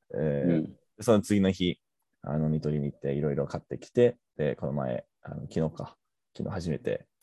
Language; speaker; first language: Japanese; non-native, fluent; English